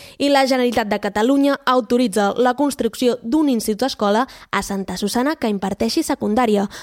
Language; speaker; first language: Catalan; native; Catalan